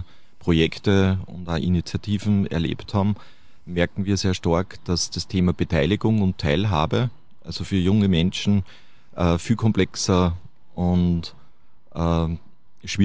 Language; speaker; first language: German; native; German